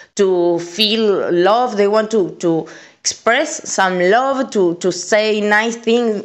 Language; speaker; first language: English; non-native, fluent; Spanish